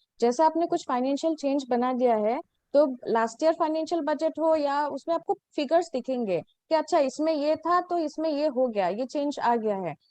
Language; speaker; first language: Hindi; non-native, local second language; Assamese